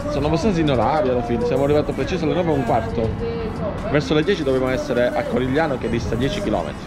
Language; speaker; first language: Italian; native; Italian